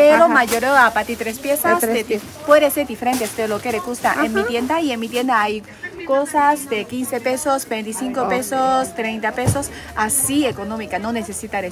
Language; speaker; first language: Spanish; non-native, learner; Chinese